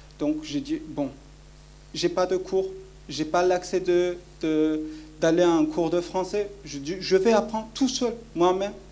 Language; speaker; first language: French; non-native, fluent; Kurdish